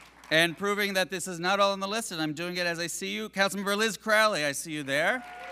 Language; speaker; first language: English; native; English